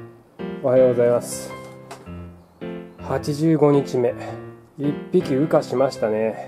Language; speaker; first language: Japanese; native; Japanese